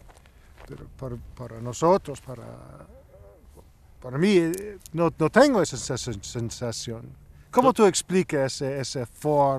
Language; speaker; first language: Spanish; non-native, learner; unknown